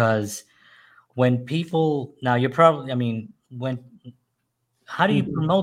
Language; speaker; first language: English; native; English